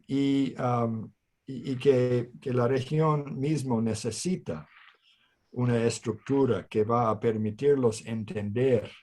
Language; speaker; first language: Spanish; non-native, fluent; English